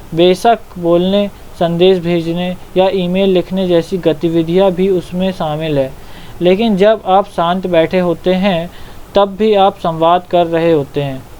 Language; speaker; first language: Hindi; native; Hindi